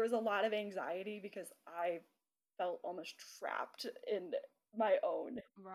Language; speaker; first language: English; native; English